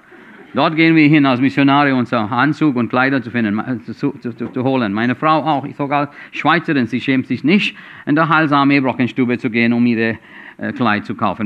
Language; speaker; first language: German; non-native, fluent; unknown